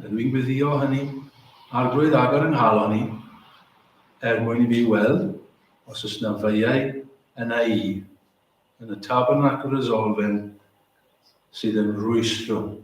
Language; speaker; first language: Welsh; native; Welsh